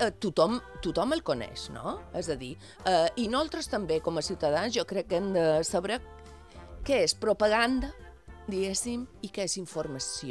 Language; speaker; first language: Catalan; native; Catalan